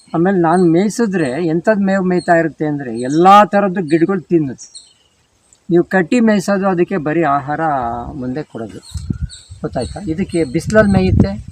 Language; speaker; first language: Kannada; native; Kannada